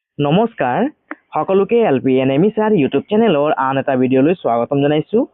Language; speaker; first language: Assamese; native; Assamese